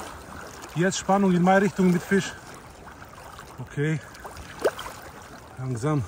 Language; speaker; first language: German; non-native, learner; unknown